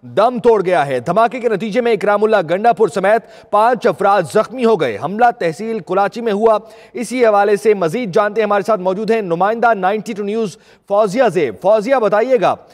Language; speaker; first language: Urdu; native; Urdu